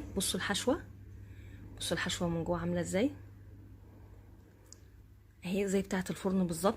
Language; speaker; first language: Arabic; native; Arabic